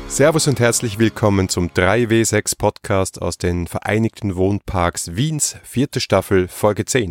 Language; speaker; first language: German; native; German